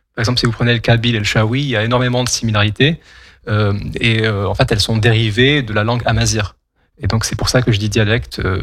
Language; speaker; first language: French; non-native, local second language; Kabyle